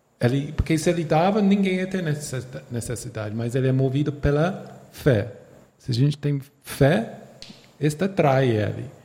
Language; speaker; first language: Portuguese; non-native, fluent; English